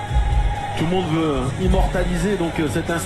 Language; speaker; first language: French; native; French